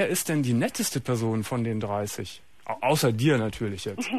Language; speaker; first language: German; native; German